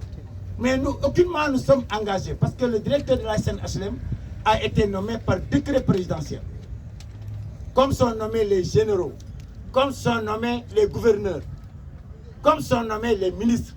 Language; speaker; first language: French; non-native, local second language; Wolof